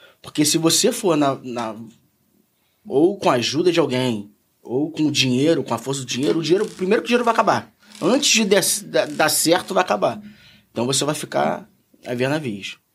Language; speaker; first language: Portuguese; native; Portuguese